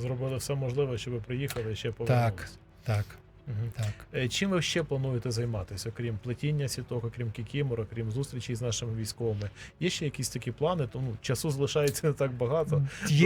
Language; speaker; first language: Ukrainian; native; Ukrainian